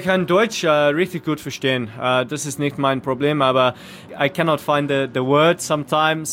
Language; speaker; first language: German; non-native, learner; English